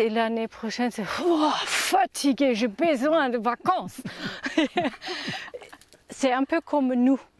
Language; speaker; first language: French; non-native, learner; German